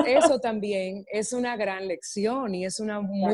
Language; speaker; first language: Spanish; native; Spanish